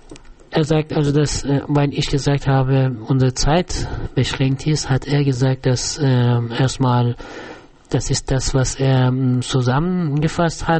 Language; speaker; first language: German; non-native, fluent; Persian